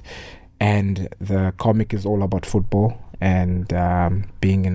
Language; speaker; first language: English; non-native, local second language; Xhosa